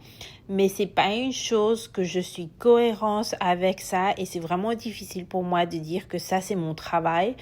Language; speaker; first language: French; non-native, fluent; Spanish